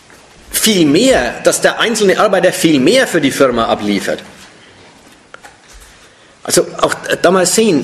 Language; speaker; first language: German; native; German